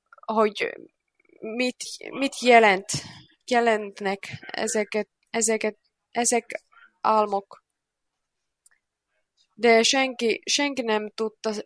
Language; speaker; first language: Hungarian; non-native, learner; Finnish